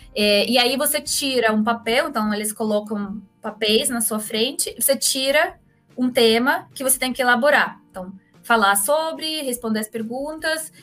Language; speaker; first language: Portuguese; non-native, fluent; Russian